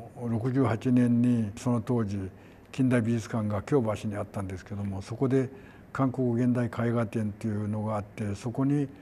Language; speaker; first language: Japanese; non-native, fluent; Korean